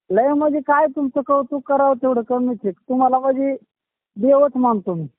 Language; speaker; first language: Marathi; native; Marathi